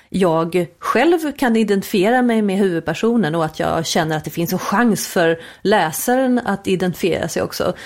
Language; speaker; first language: Swedish; native; Swedish